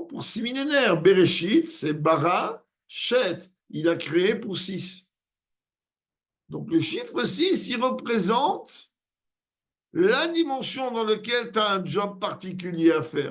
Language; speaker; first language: French; native; French